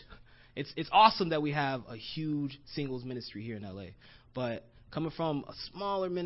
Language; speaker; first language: English; native; English